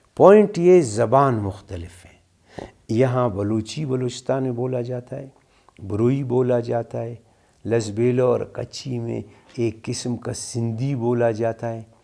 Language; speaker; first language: Urdu; non-native, local second language; Brahui